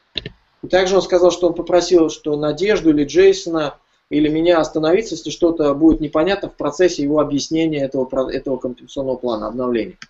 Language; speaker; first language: Russian; native; Russian